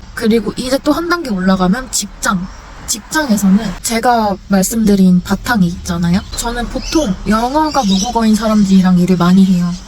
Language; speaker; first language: Korean; native; Korean